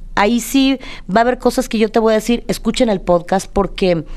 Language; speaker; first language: Spanish; native; Spanish